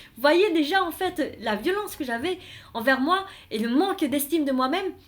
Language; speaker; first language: French; non-native, fluent; Vietnamese